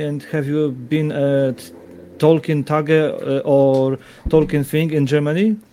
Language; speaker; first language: English; non-native, learner; Polish